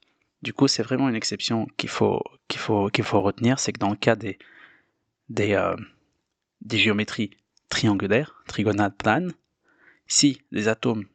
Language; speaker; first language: French; native; French